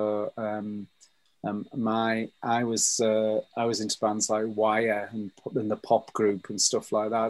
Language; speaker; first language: English; native; English